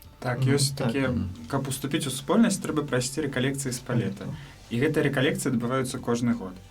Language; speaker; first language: Belarusian; native; Belarusian